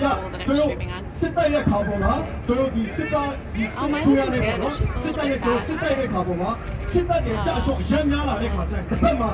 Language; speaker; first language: Burmese; non-native, local second language; Kachin